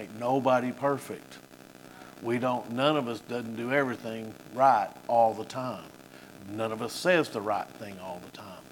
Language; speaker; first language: English; native; English